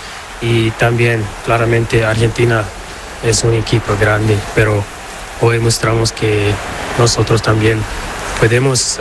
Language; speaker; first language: Spanish; non-native, learner; Portuguese